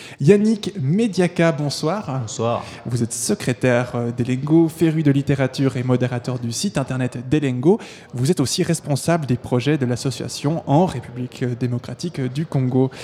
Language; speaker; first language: French; native; French